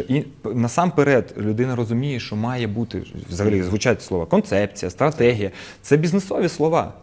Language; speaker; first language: Ukrainian; non-native, local second language; Russian